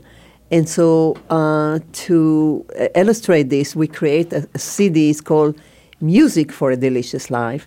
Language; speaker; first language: English; non-native, learner; Hebrew